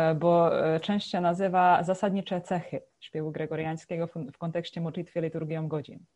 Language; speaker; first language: Polish; non-native, fluent; Czech